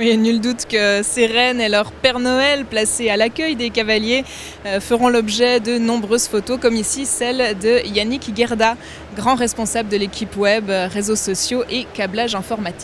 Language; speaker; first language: French; native; French